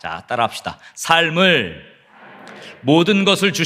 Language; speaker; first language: Korean; native; Korean